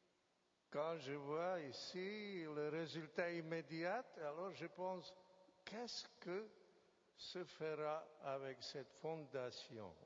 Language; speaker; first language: French; non-native, fluent; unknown